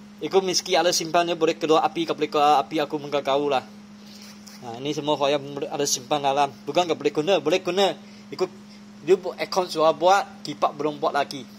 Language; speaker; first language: Malay; non-native, local second language; Chinese